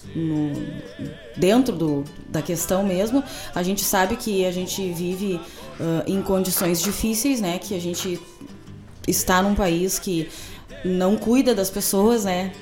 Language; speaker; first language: Portuguese; native; Portuguese